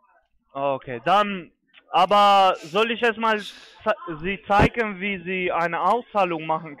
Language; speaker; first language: German; non-native, fluent; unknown